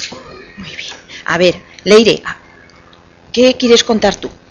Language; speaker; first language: Spanish; native; Spanish